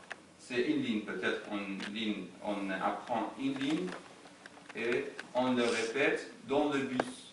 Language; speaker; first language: French; non-native, fluent; Arabic